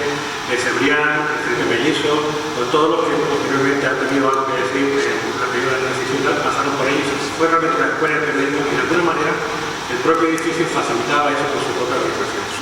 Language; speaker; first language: Spanish; native; Spanish